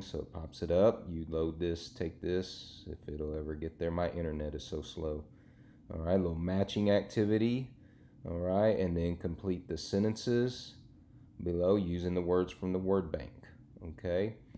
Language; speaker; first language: English; native; English